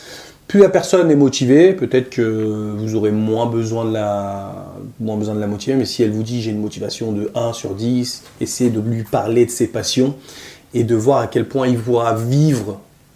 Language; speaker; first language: French; native; French